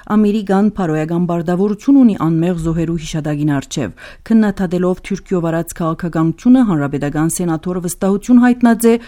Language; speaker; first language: Armenian; early bilingual, heritage; Armenian